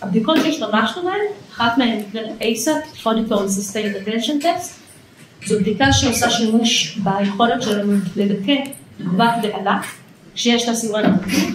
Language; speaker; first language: Hebrew; native; Hebrew